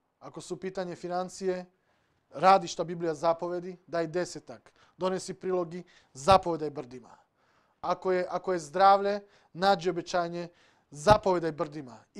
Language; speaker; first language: Serbian; non-native, local second language; Slovak